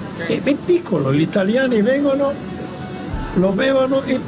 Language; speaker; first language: Italian; non-native, learner; Croatian